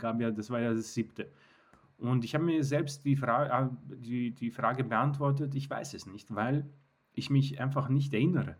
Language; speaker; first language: German; native; German